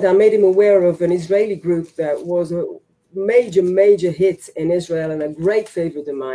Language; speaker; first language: English; non-native, fluent; Hebrew